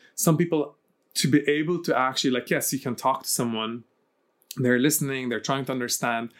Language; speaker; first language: English; early bilingual, heritage; Arabic